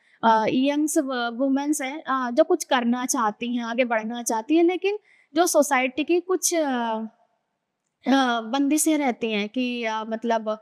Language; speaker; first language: Hindi; native; Hindi